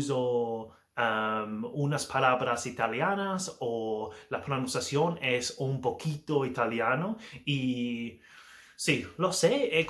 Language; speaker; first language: Spanish; non-native, learner; English